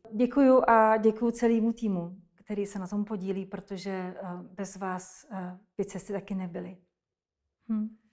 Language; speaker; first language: Czech; native; Czech